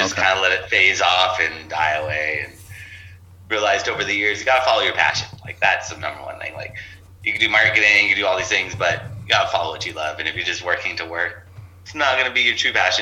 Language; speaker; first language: English; native; English